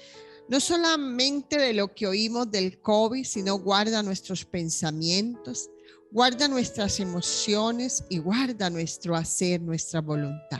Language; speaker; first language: Spanish; native; Spanish